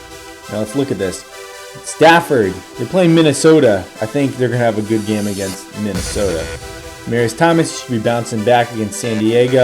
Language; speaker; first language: English; native; English